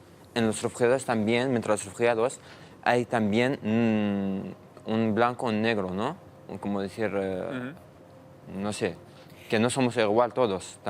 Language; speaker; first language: Spanish; non-native, learner; Arabic